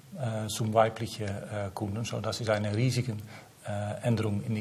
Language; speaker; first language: German; non-native, learner; Dutch